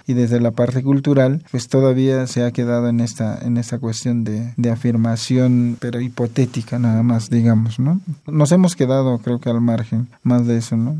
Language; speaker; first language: Spanish; non-native, local second language; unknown